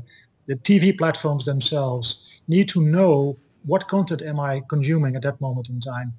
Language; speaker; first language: English; non-native, fluent; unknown